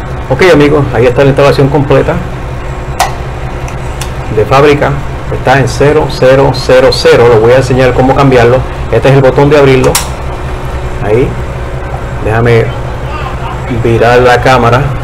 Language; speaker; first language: Spanish; native; Spanish